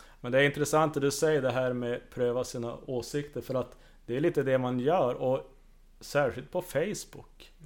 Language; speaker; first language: Swedish; native; Swedish